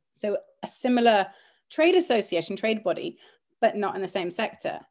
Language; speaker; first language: English; early bilingual, other home language; Greek